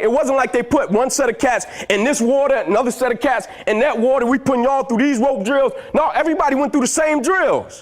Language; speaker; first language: English; native; English